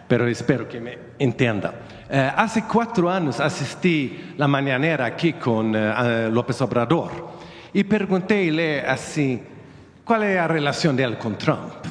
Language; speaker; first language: Spanish; non-native, fluent; Swedish